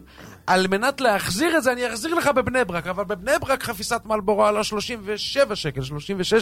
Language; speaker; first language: Hebrew; native; Hebrew